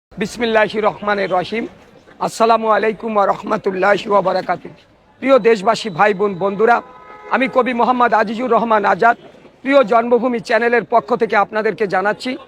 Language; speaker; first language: Bangla; native; Bangla